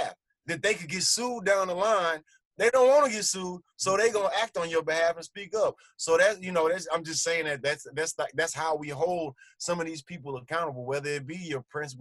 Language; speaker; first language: English; native; English